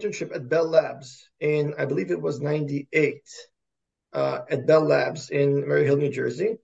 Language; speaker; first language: English; early bilingual, other home language; Russian